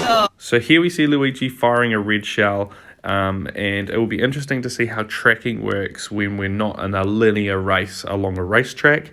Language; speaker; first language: English; native; English